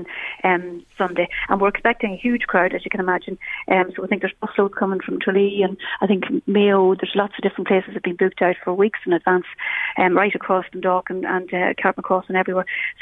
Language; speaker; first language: English; native; English